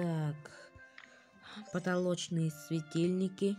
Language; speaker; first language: Russian; native; Russian